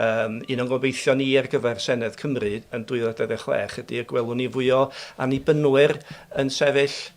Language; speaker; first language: Welsh; native; Welsh